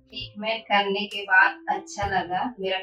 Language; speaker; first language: Hindi; non-native, local second language; Telugu